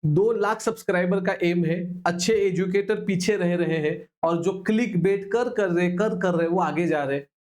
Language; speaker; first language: Hindi; non-native, local second language; Marathi